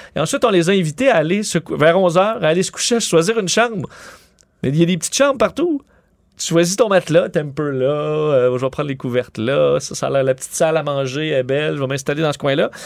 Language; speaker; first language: French; native; French